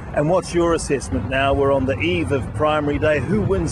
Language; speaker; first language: English; native; English